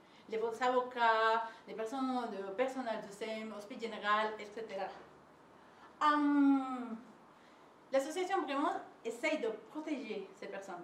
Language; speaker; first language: French; non-native, learner; Spanish